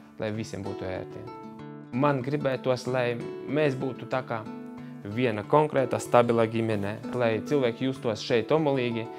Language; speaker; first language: Latvian; native; Latvian